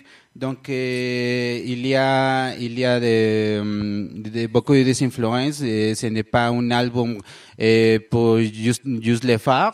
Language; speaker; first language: French; non-native, learner; Spanish